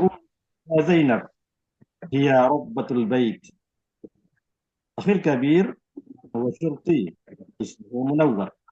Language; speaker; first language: Arabic; non-native, learner; Indonesian